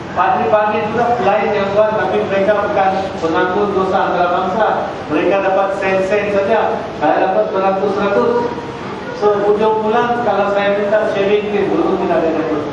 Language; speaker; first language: Malay; non-native, local second language; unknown